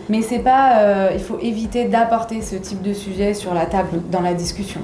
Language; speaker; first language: French; native; French